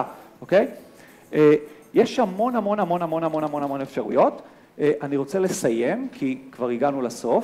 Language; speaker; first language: Hebrew; native; Hebrew